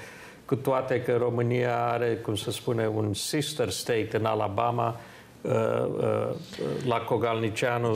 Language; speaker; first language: Romanian; early bilingual, heritage; Romanian